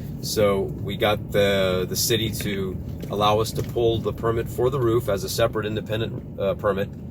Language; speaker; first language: English; native; English